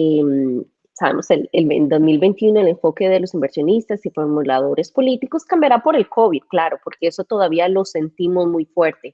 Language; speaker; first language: Spanish; native; Spanish